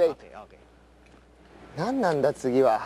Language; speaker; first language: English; non-native, learner; Japanese